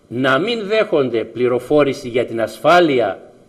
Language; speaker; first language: Greek; native; Greek